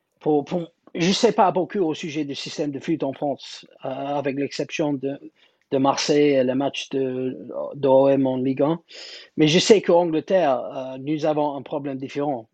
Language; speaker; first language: French; non-native, learner; English